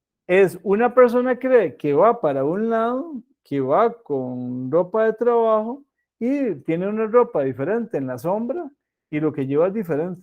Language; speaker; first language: Spanish; native; Spanish